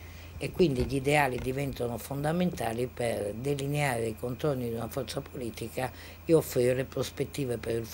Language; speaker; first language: Italian; native; Italian